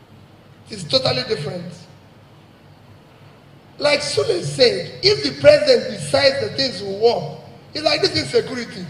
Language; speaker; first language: English; non-native, local second language; Igbo